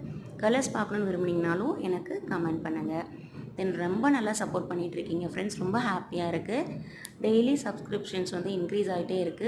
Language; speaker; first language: Tamil; native; Tamil